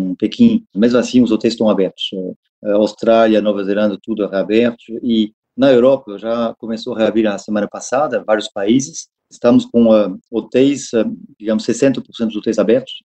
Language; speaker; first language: Portuguese; non-native, fluent; French